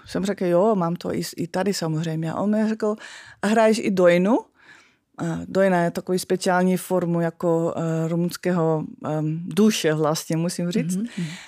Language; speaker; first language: Czech; non-native, fluent; Dutch